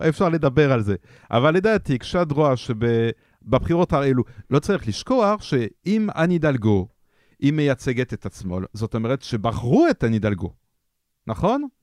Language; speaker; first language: Hebrew; non-native, fluent; French